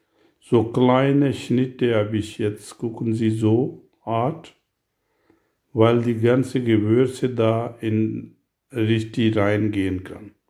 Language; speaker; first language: German; non-native, learner; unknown